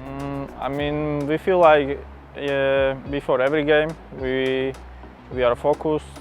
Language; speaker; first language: English; non-native, fluent; Slovak